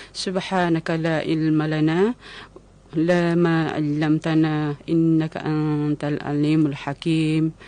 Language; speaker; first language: Malay; non-native, local second language; Central Dusun